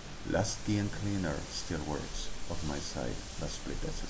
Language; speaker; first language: English; non-native, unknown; Spanish